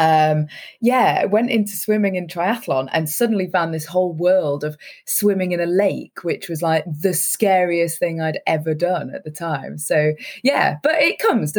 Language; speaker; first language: English; native; English